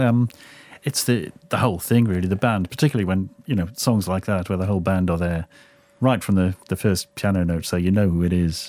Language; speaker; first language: English; native; English